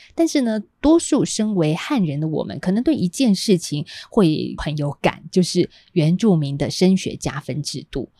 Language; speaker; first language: Chinese; native; Chinese